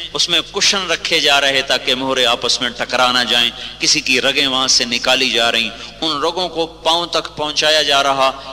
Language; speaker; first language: Urdu; non-native, local second language; Punjabi